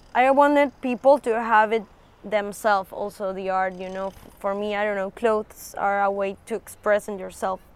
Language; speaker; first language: English; non-native, fluent; Spanish